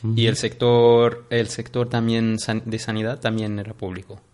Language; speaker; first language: Spanish; non-native, fluent; Arabic